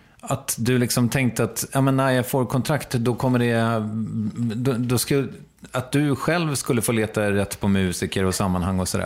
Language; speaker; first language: Swedish; native; Swedish